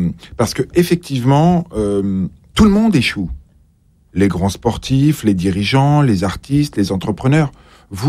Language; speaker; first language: French; native; French